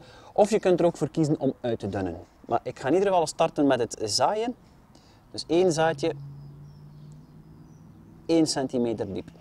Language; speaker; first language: Dutch; native; Dutch